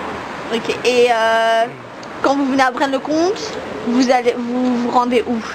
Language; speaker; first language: French; native; French